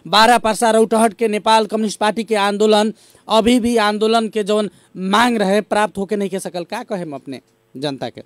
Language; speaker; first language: Bhojpuri; native; Bhojpuri